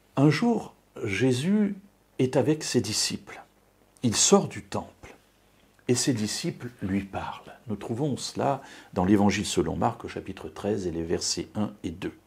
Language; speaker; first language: French; native; French